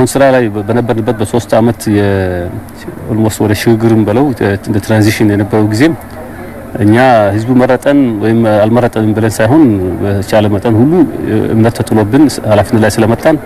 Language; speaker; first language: Amharic; non-native, local second language; Somali